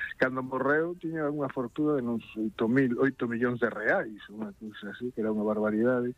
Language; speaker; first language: Galician; native; Galician